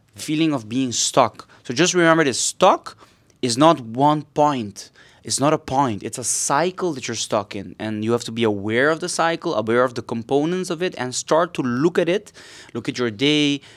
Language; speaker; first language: English; non-native, fluent; Papiamento